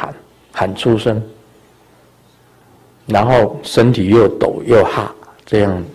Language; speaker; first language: Chinese; native; Chinese